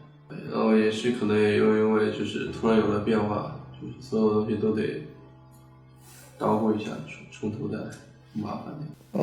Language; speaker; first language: Chinese; native; Chinese